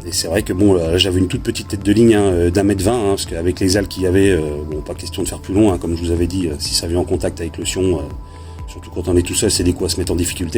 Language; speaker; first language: French; native; French